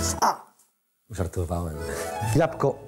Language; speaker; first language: Polish; non-native, learner; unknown